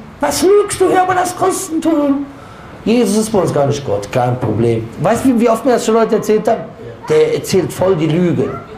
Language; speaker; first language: German; native; German